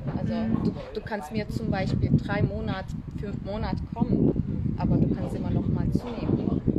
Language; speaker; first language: German; non-native, learner; Turkish